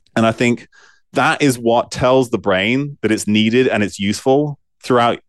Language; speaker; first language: English; native; English